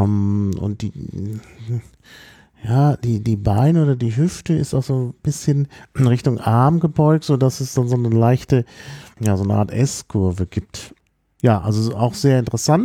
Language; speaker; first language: German; native; German